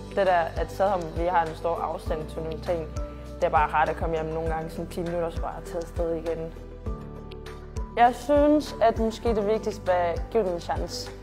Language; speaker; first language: Danish; non-native, learner; Portuguese